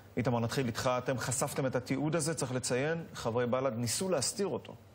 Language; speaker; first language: Hebrew; native; Hebrew